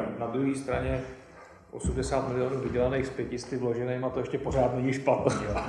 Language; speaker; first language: Czech; native; Czech